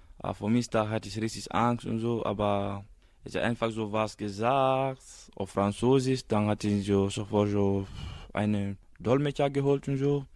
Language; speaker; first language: German; non-native, learner; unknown